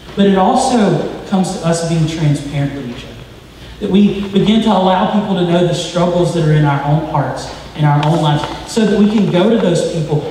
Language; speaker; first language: English; native; English